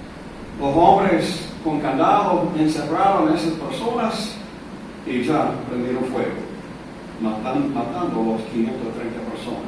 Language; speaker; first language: Spanish; non-native, fluent; English